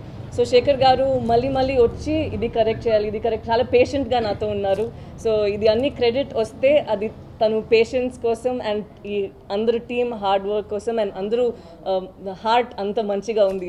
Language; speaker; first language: Telugu; non-native, learner; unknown